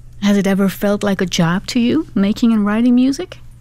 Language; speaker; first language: English; non-native, fluent; Dutch